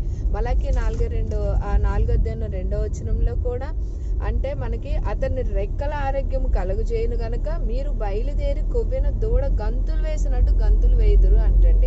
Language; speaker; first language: Telugu; native; Telugu